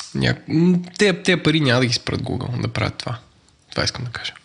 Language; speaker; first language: Bulgarian; native; Bulgarian